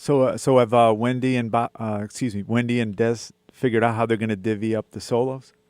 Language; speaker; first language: English; native; English